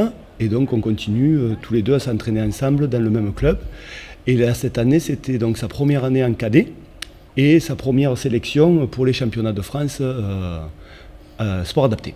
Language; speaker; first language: French; native; French